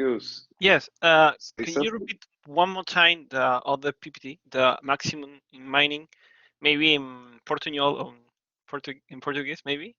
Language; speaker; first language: English; non-native, learner; Spanish